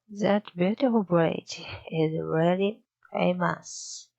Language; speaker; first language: English; non-native, learner; Japanese